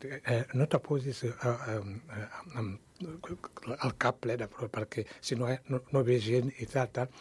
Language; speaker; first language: Catalan; non-native, learner; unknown